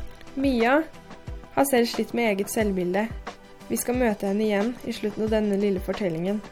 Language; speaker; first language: Norwegian; native; Norwegian